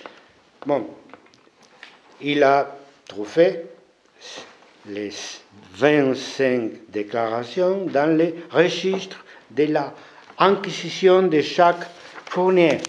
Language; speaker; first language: French; non-native, fluent; Spanish